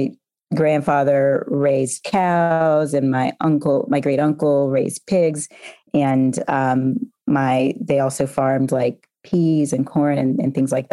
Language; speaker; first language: English; native; English